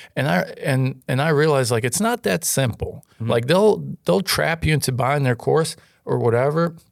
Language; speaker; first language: English; non-native, fluent; Ukrainian